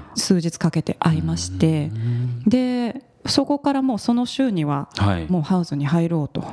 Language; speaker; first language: Japanese; early bilingual, other home language; English